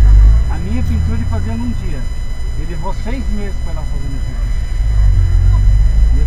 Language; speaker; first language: Portuguese; native; Portuguese